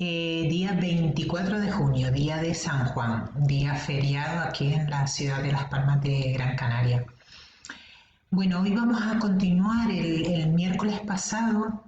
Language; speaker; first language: Spanish; native; Spanish